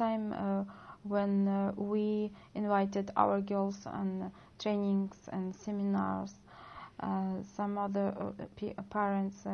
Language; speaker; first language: English; non-native, learner; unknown